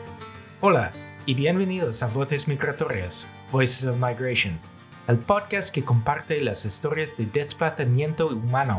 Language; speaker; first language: Spanish; non-native, fluent; English